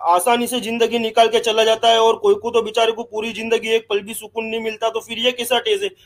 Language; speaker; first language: Hindi; non-native, local second language; Gujarati